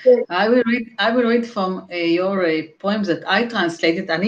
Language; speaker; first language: English; non-native, fluent; Hebrew